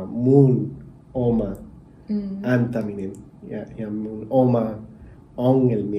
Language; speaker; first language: Finnish; non-native, learner; Spanish